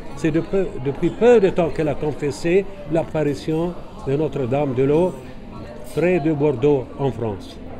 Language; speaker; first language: French; non-native, local second language; Arabic